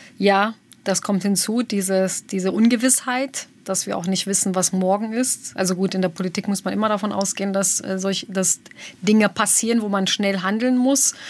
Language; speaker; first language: German; early bilingual, other home language; Bosnian